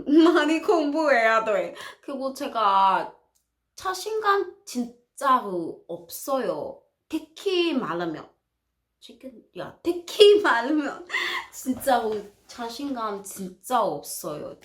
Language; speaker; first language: Korean; non-native, learner; English